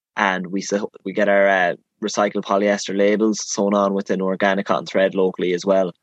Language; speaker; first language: English; native; English